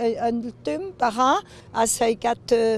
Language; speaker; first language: Icelandic; non-native, learner; French